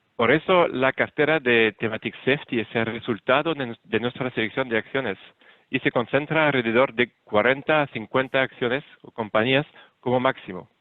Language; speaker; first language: Spanish; non-native, fluent; French